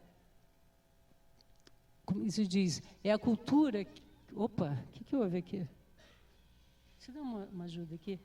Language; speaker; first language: Portuguese; native; Portuguese